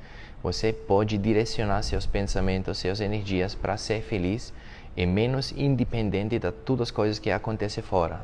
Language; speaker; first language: Portuguese; non-native, fluent; German